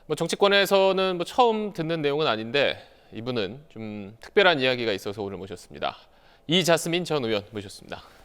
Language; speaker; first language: Korean; native; Korean